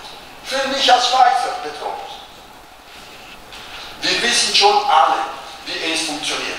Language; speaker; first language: German; non-native, local second language; Italian